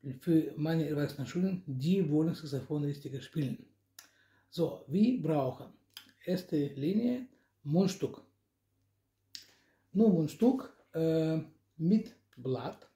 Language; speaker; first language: German; non-native, learner; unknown